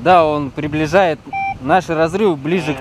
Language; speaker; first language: Russian; native; Russian